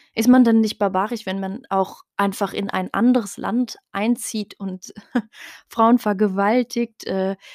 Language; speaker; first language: German; early bilingual, other home language; Riffian